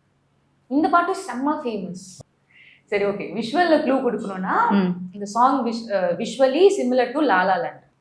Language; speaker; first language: Tamil; native; Tamil